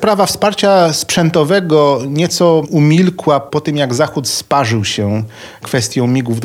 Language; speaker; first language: Polish; native; Polish